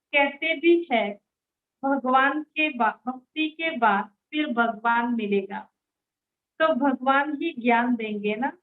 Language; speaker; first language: Hindi; non-native, local second language; Marathi